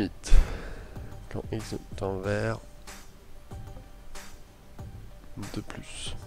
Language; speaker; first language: French; native; French